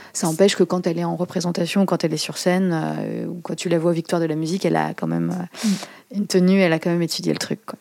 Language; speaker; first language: French; native; French